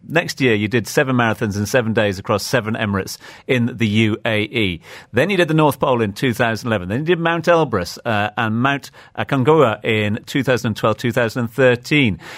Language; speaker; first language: English; native; English